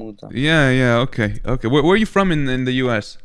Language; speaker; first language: English; native; English